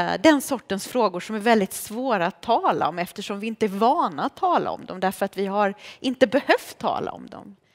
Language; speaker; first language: Swedish; early bilingual, other home language; Romanian